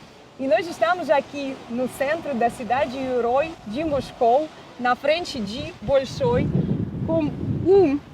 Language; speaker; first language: Portuguese; non-native, fluent; Russian